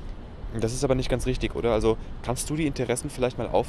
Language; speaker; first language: German; native; German